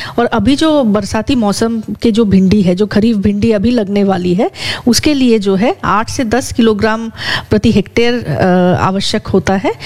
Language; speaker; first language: Hindi; native; Hindi